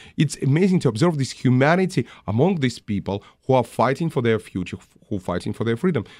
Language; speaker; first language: English; non-native, fluent; Russian